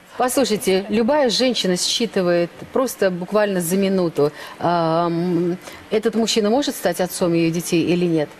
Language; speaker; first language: Russian; native; Russian